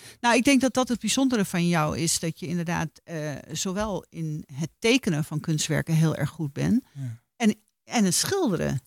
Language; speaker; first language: Dutch; native; Dutch